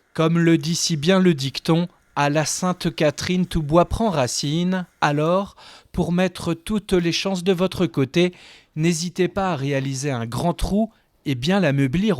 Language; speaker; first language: French; native; French